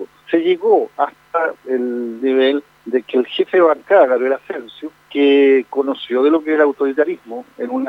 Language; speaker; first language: Spanish; native; Spanish